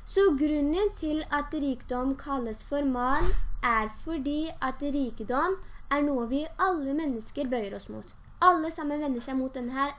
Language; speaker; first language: Norwegian; early bilingual, other home language; Urdu